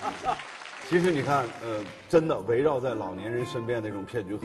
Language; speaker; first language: Chinese; native; Chinese